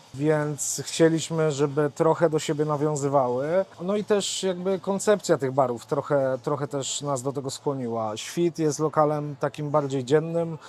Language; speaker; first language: Polish; native; Polish